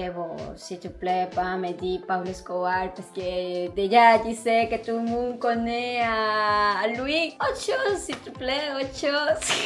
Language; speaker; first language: French; non-native, learner; Spanish